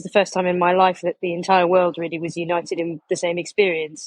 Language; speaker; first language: English; native; English